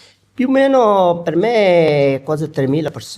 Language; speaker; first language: Italian; non-native, learner; Bangla